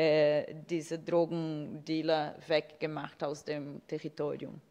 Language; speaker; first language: German; non-native, fluent; Portuguese